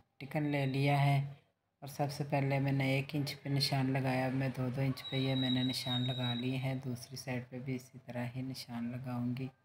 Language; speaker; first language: Hindi; native; Hindi